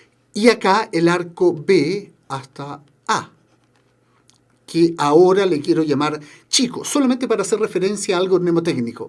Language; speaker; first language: Spanish; native; Spanish